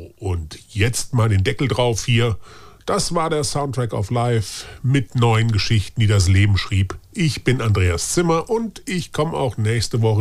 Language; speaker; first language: German; native; German